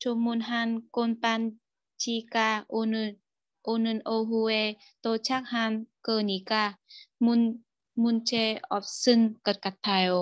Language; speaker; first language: Korean; non-native, learner; Vietnamese